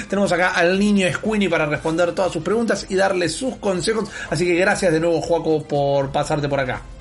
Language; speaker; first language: Spanish; native; Spanish